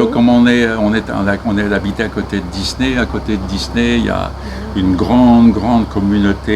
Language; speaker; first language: French; native; French